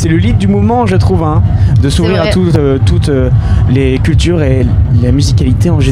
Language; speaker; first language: French; native; French